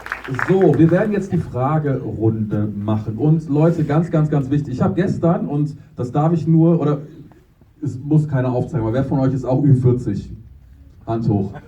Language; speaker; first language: German; native; German